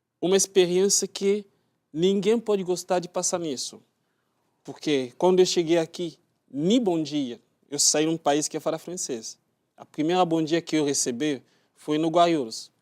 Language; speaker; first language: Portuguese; non-native, learner; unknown